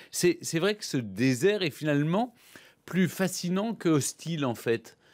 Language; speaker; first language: French; native; French